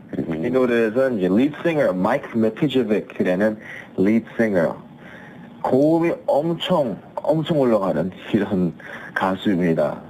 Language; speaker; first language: Korean; early bilingual, heritage; Korean